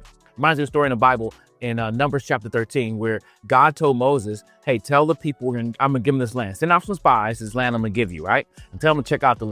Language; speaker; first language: English; native; English